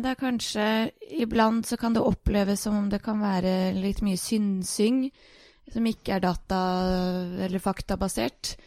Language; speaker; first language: Norwegian; early bilingual, other home language; Bosnian